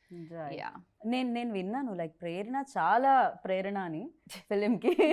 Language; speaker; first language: Telugu; native; Telugu